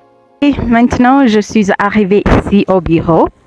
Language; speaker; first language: French; non-native, fluent; Amharic